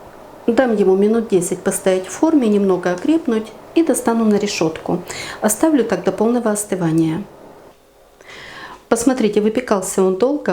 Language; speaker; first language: Russian; native; Russian